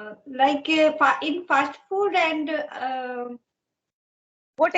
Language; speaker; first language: English; non-native, learner; Hindi